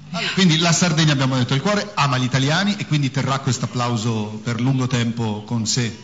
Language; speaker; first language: Italian; native; Italian